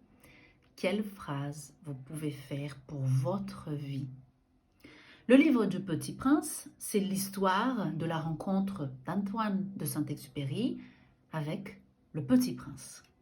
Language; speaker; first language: French; non-native, fluent; Portuguese